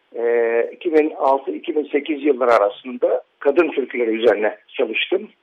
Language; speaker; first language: Turkish; native; Turkish